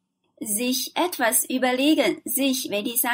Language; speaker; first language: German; non-native, fluent; Chinese